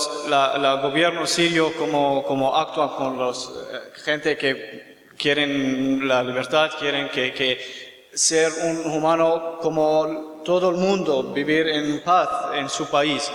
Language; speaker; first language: Spanish; non-native, learner; Kurdish